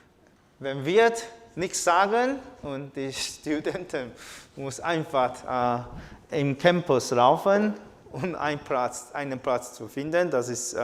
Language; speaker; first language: German; non-native, learner; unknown